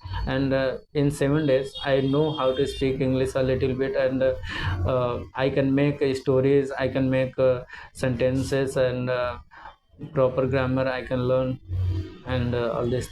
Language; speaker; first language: English; non-native, learner; Hindi